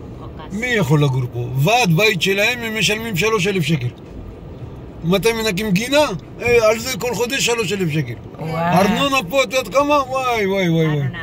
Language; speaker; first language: Hebrew; non-native, fluent; Nepali